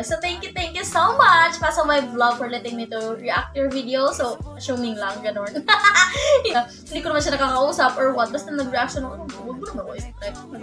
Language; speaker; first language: English; non-native, local second language; Cebuano